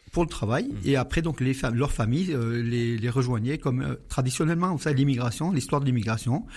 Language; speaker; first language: French; non-native, fluent; Armenian